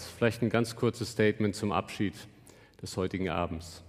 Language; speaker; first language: German; native; German